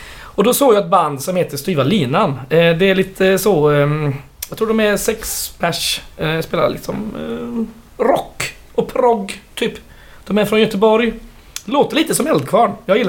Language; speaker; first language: Swedish; native; Swedish